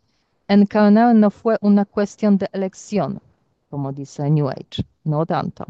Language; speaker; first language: Spanish; non-native, learner; Polish